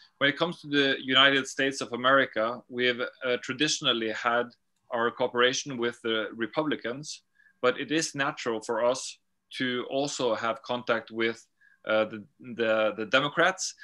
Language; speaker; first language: English; non-native, fluent; Norwegian